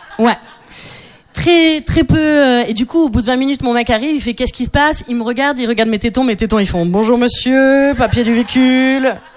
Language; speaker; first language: French; native; French